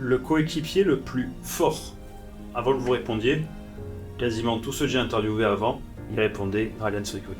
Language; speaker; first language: French; native; French